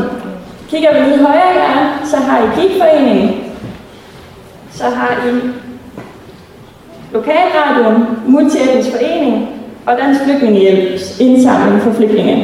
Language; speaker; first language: Danish; native; Danish